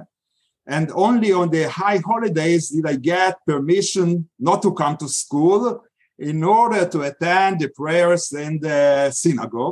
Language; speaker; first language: English; non-native, fluent; Yiddish